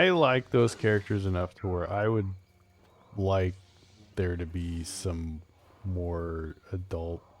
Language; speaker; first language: English; native; English